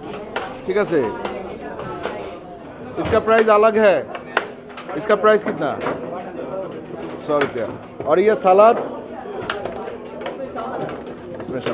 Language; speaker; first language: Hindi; non-native, learner; Bangla